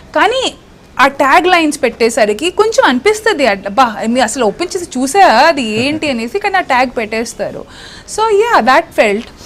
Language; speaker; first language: Telugu; non-native, local second language; Hindi